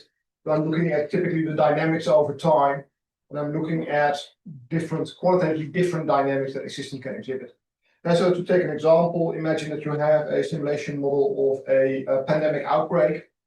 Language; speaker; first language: English; non-native, fluent; Dutch